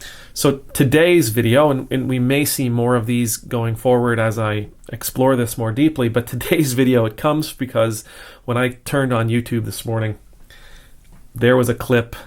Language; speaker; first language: English; native; English